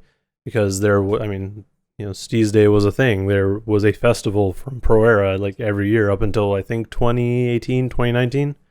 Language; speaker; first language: English; native; English